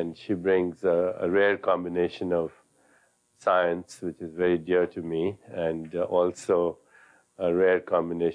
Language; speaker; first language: English; non-native, local second language; Hindi